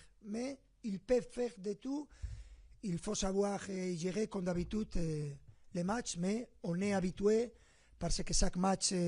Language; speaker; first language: French; non-native, fluent; Spanish